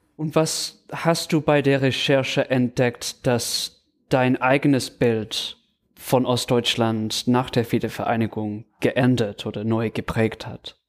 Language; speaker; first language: German; non-native, fluent; English